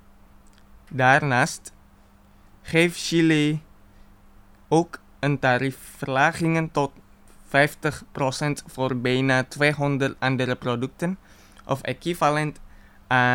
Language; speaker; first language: Dutch; non-native, fluent; Indonesian